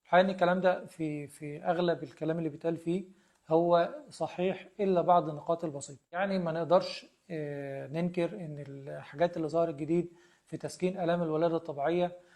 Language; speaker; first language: Arabic; native; Arabic